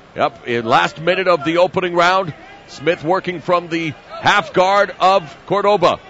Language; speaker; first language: English; native; English